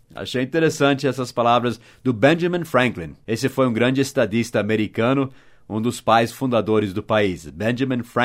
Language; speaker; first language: Portuguese; non-native, fluent; English